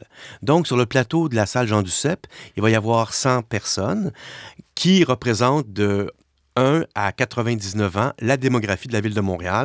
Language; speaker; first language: French; native; French